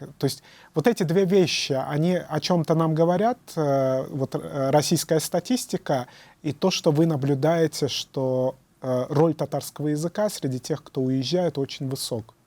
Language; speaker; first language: Russian; native; Russian